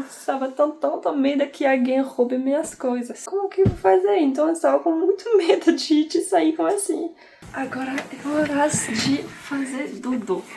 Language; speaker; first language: Portuguese; non-native, fluent; French